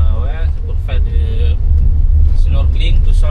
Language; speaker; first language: French; non-native, learner; Balinese